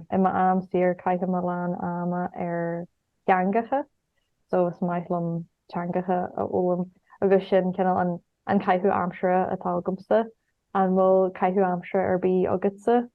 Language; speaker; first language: Irish; non-native, local second language; English